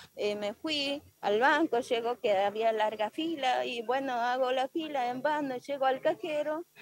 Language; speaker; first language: Spanish; native; Spanish